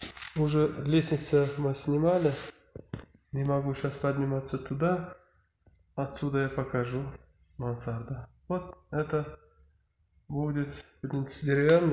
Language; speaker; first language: Russian; non-native, learner; Uzbek